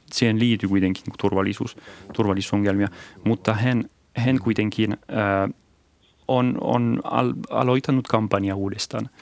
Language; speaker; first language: Finnish; non-native, fluent; French